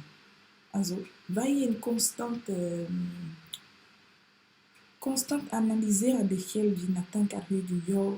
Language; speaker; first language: Swedish; non-native, fluent; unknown